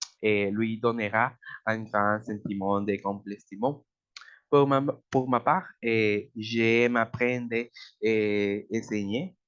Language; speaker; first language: French; non-native, learner; Spanish